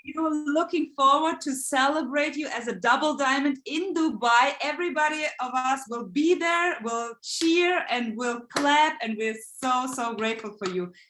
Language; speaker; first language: English; non-native, fluent; German